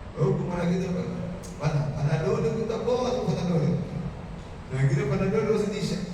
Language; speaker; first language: Swahili; native; Swahili